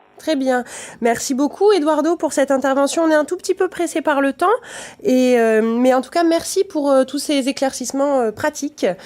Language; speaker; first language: French; native; French